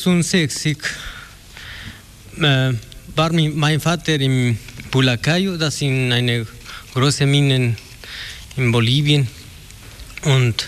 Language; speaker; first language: German; non-native, learner; Spanish